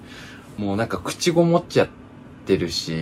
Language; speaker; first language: Japanese; native; Japanese